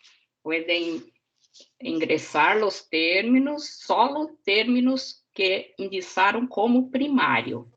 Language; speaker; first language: Spanish; non-native, learner; Portuguese